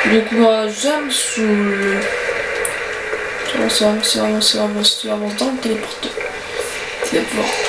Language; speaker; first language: French; native; French